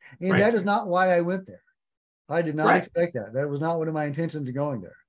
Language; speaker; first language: English; native; English